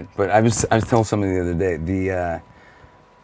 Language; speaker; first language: English; native; English